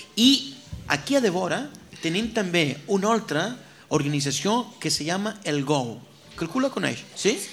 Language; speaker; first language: Catalan; non-native, fluent; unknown